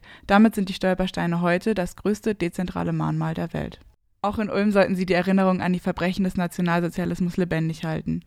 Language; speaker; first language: German; native; German